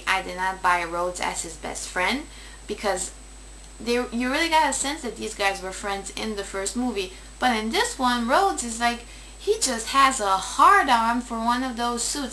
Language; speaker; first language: English; native; English